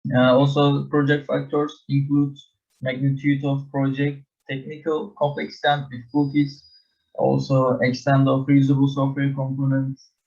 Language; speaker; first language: English; non-native, learner; Turkish